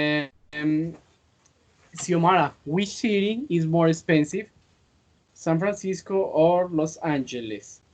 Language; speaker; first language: English; non-native, fluent; Spanish